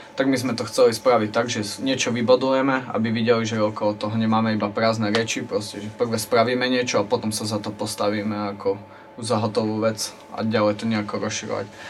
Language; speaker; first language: Slovak; native; Slovak